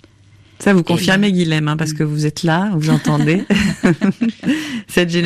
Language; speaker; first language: French; native; French